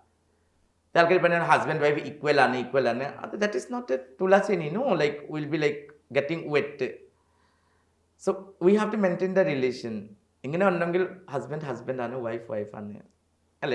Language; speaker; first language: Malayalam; non-native, learner; Assamese